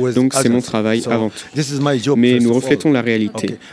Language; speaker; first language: French; non-native, fluent; Arabic